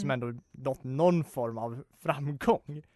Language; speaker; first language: Swedish; native; Swedish